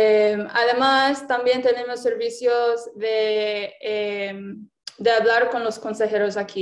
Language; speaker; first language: Spanish; non-native, fluent; English